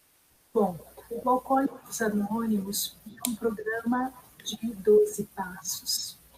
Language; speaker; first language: Portuguese; native; Portuguese